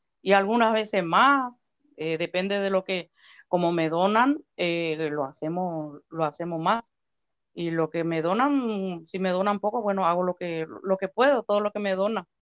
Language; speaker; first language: Spanish; native; Spanish